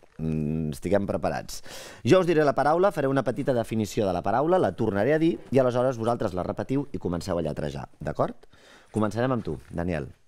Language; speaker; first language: Catalan; native; Catalan